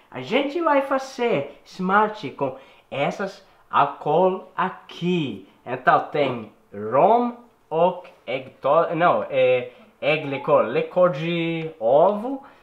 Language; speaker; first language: Portuguese; non-native, fluent; Swedish